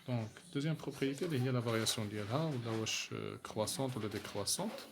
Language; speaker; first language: French; non-native, local second language; Arabic